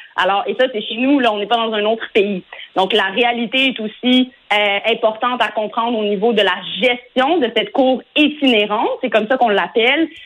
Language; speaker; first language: French; early bilingual, other home language; Arabic